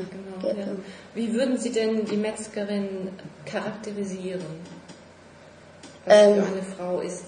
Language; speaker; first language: German; native; German